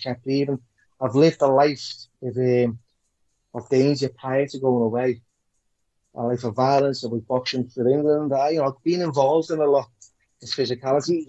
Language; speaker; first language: English; native; English